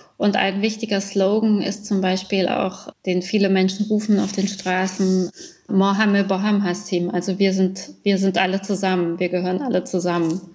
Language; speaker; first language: German; early bilingual, other home language; Persian